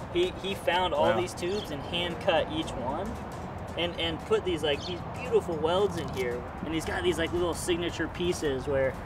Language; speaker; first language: English; native; English